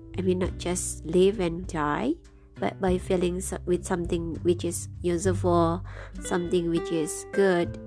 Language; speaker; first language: English; non-native, fluent; Indonesian